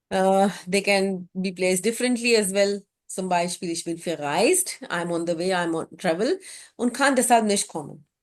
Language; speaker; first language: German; non-native, fluent; Urdu